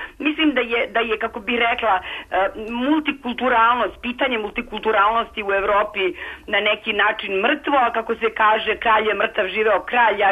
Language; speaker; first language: Serbian; native; Serbian